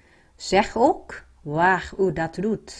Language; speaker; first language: Dutch; non-native, fluent; Vietnamese